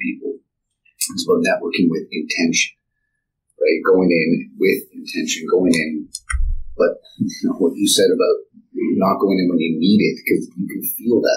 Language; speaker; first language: English; native; English